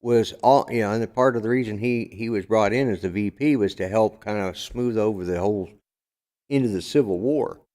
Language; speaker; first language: English; native; English